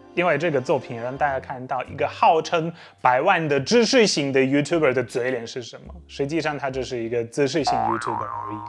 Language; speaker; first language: Chinese; native; Chinese